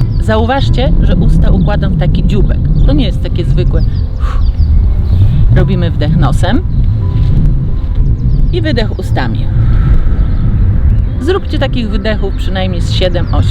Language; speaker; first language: Polish; native; Polish